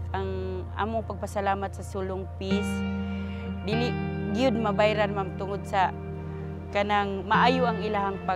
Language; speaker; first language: Cebuano; non-native, local second language; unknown